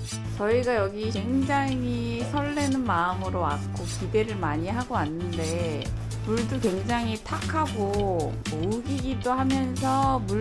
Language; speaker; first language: Korean; native; Korean